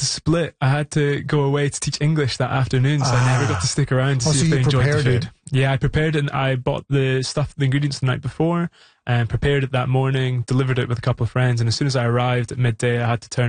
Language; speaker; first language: English; native; English